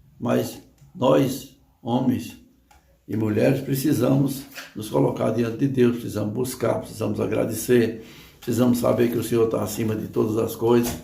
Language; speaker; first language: Portuguese; native; Portuguese